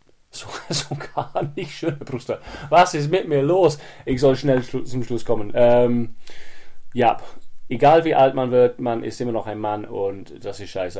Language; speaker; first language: German; non-native, fluent; English